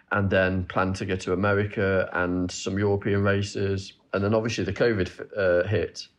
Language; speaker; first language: English; native; English